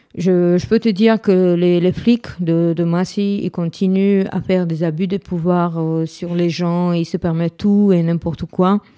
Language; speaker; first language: French; non-native, fluent; Romany